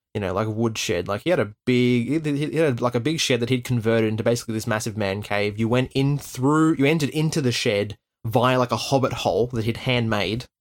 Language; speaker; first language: English; native; English